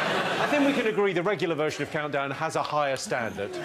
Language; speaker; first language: English; native; English